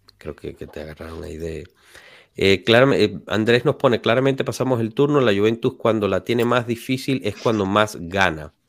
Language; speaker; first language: Spanish; native; Spanish